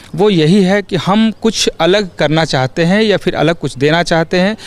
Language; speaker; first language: Hindi; native; Hindi